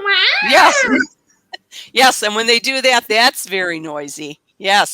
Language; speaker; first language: English; native; English